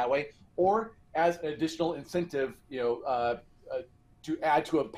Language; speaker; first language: English; native; English